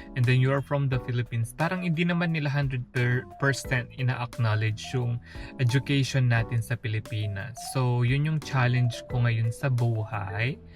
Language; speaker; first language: Filipino; non-native, local second language; Pampanga